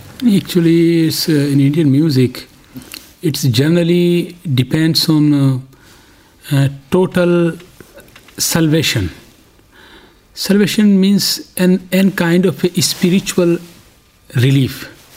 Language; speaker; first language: English; non-native, local second language; Hindi